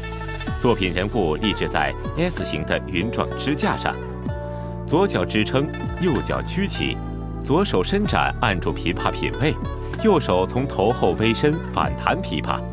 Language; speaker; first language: Chinese; native; Chinese